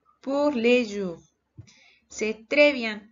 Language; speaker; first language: French; non-native, learner; Spanish